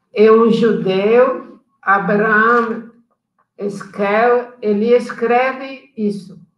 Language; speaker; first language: Portuguese; non-native, fluent; Italian